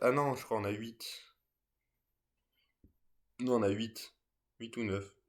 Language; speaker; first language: French; native; French